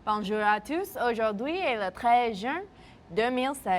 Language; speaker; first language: French; non-native, local second language; English